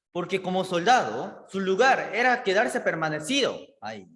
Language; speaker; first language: Spanish; native; Spanish